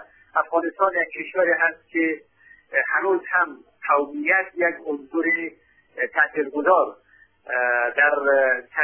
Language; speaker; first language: Persian; native; Persian